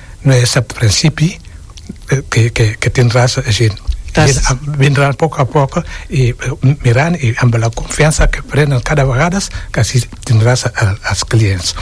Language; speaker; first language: Catalan; non-native, fluent; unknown